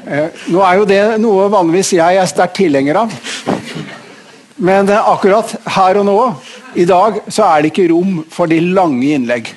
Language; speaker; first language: Norwegian; native; Norwegian